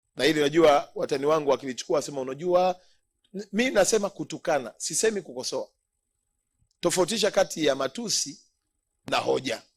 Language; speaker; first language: Swahili; native; Swahili